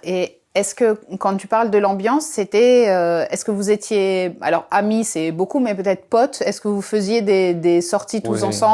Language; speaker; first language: French; native; French